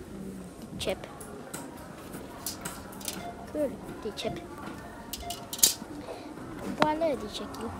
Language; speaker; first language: French; non-native, learner; English